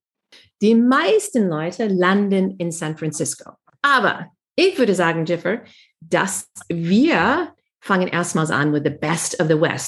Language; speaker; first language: German; non-native, fluent; English